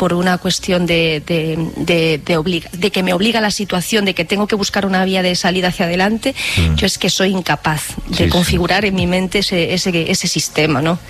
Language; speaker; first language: Spanish; native; Spanish